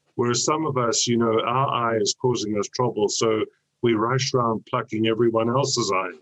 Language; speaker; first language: English; native; English